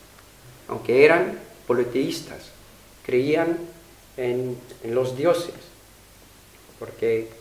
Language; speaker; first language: Spanish; non-native, fluent; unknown